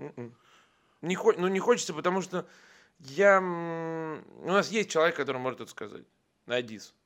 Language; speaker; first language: Russian; native; Russian